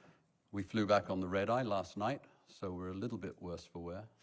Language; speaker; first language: English; native; English